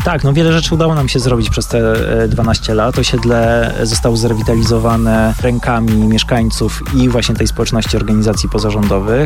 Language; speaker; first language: Polish; native; Polish